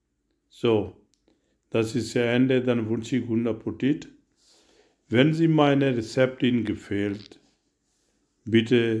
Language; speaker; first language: German; non-native, learner; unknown